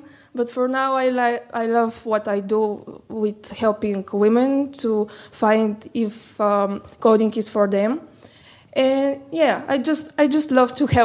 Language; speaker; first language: English; non-native, learner; Bulgarian